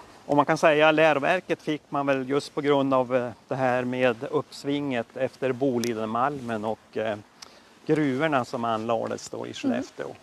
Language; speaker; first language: Swedish; native; Swedish